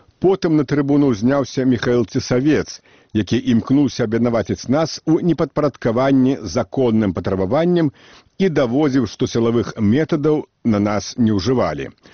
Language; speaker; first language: Belarusian; native; Belarusian